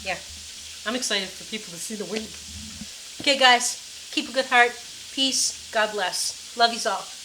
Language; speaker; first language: English; native; English